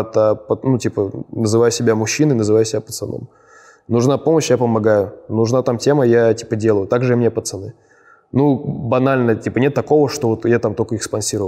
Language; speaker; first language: Russian; native; Russian